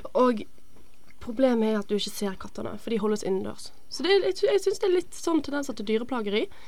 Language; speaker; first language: Norwegian; native; Norwegian